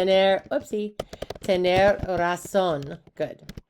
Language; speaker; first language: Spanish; non-native, fluent; English